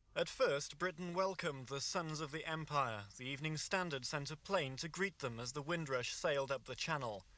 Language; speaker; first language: English; native; English